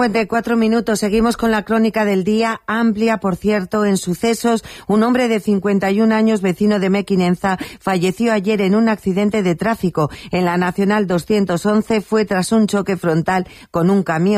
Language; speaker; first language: Spanish; native; Spanish